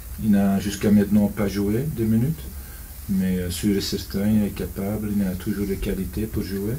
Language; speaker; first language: French; non-native, local second language; Dutch